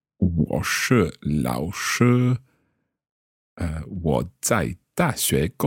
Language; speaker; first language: Chinese; non-native, learner; English